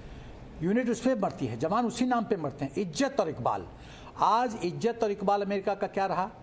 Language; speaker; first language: Hindi; native; Hindi